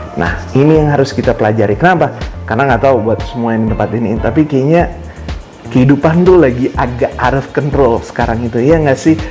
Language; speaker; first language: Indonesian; native; Indonesian